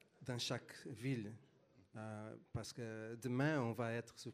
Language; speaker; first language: French; non-native, fluent; Portuguese